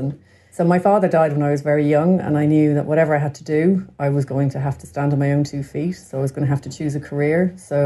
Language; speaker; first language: English; native; English